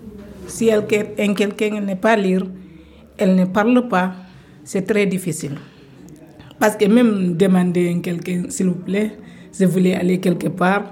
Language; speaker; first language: French; non-native, learner; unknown